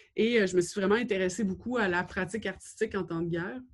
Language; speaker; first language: French; native; French